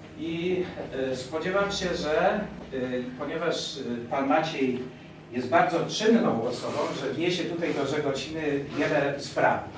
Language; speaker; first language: Polish; native; Polish